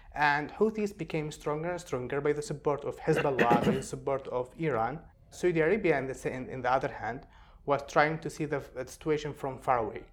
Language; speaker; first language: English; non-native, fluent; Arabic